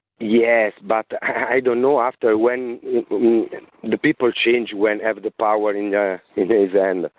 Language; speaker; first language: English; non-native, learner; Italian